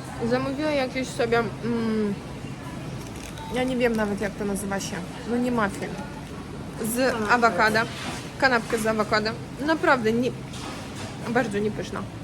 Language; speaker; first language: Polish; non-native, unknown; Russian